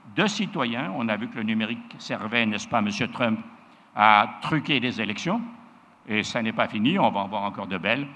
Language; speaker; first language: French; native; French